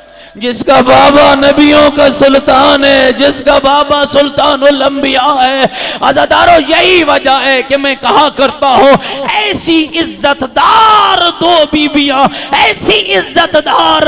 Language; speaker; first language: Urdu; native; Urdu